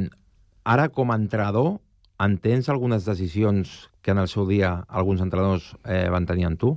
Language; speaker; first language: Catalan; native; Catalan